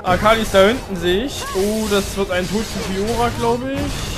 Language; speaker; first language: German; native; German